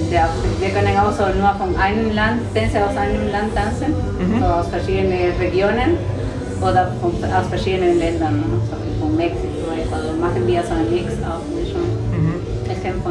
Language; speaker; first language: German; non-native, learner; Spanish